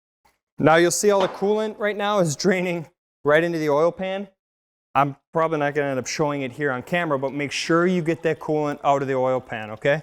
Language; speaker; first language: English; native; English